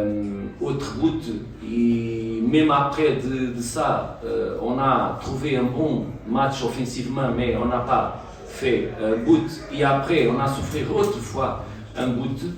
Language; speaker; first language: French; non-native, fluent; Portuguese